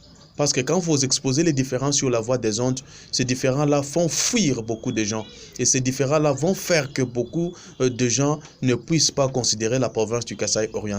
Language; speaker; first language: French; non-native, local second language; Luba-Lulua